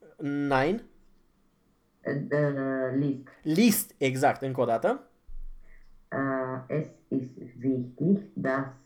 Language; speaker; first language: German; non-native, learner; Romanian